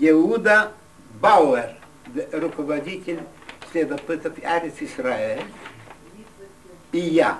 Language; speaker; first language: Russian; non-native, fluent; Yiddish